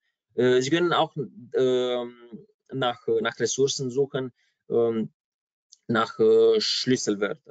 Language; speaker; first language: German; non-native, fluent; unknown